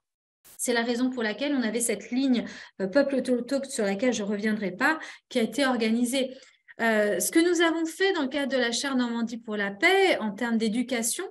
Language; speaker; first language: French; native; French